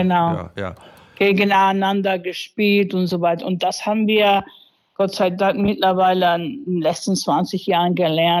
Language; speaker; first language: German; non-native, fluent; English